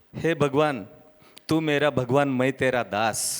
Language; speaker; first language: Hindi; non-native, local second language; Marathi